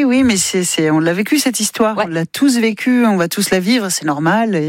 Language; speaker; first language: French; native; French